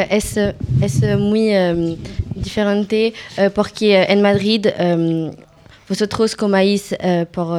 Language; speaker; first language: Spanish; non-native, learner; French